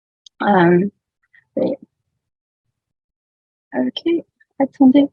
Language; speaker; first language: French; non-native, learner; English